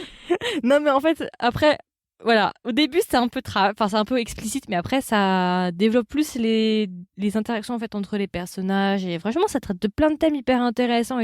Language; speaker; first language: French; native; French